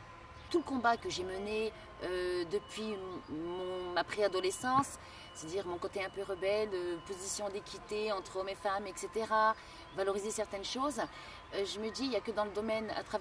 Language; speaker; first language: French; early bilingual, other home language; Kabyle